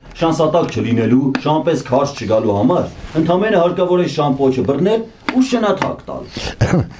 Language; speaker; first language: Armenian; native; Armenian